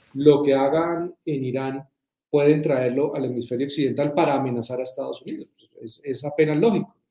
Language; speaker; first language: Spanish; native; Spanish